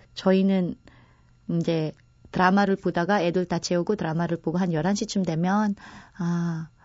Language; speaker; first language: Korean; non-native, fluent; Filipino